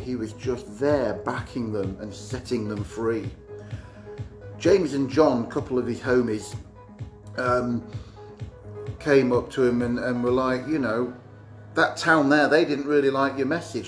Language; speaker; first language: English; native; English